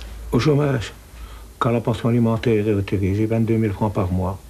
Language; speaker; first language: French; native; French